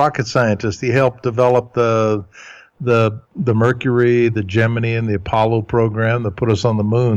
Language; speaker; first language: English; early bilingual, other home language; German